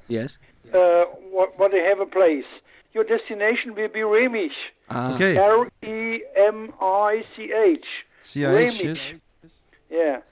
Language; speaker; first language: English; non-native, learner; Luxembourgish